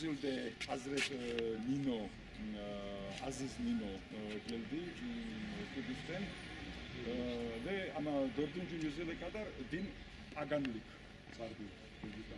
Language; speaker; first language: Turkish; non-native, learner; Georgian